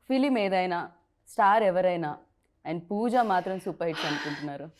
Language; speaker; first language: Telugu; native; Telugu